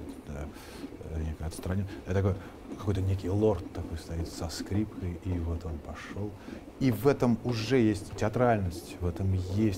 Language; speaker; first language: Russian; native; Russian